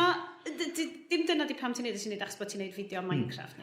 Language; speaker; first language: Welsh; native; Welsh